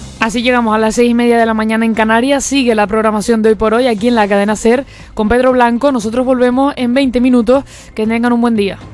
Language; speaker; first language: Spanish; native; Spanish